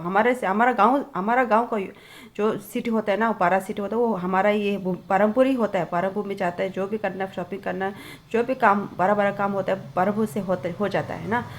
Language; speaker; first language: Hindi; non-native, local second language; Tibetan